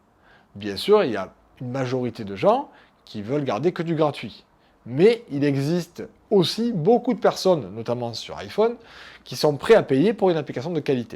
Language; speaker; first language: French; native; French